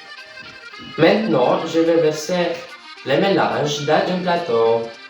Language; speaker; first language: French; non-native, learner; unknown